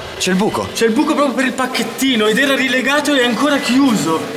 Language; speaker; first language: Italian; native; Italian